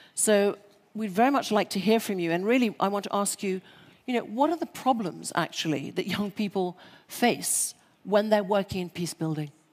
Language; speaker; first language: English; early bilingual, other home language; French